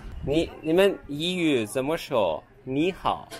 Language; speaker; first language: Chinese; non-native, learner; Turkish